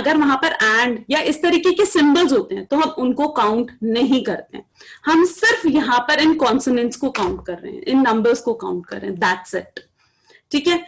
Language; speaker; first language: Hindi; native; Hindi